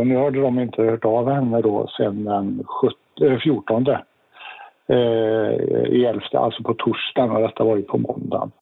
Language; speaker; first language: Swedish; native; Swedish